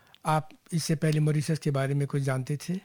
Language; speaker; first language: Hindi; native; Hindi